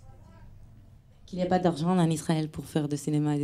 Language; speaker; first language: French; non-native, fluent; Hebrew